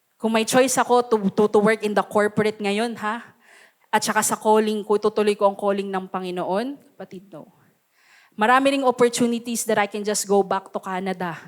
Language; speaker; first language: Filipino; native; Filipino